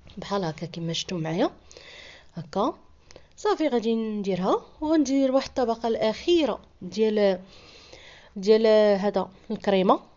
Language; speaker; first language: Arabic; native; Arabic